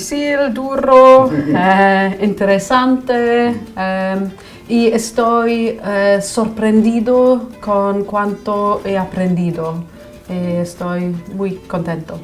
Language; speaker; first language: Spanish; non-native, learner; English